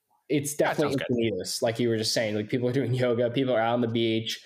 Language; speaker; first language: English; native; English